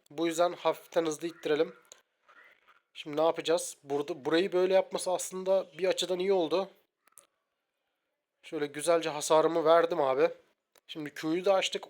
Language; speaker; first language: Turkish; native; Turkish